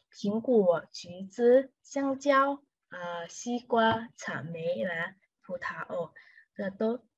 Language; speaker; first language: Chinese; non-native, fluent; Vietnamese